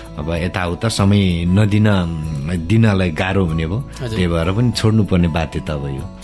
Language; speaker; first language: Nepali; non-native, local second language; Eastern Tamang